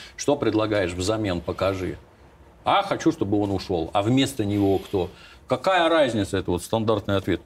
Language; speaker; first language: Russian; native; Russian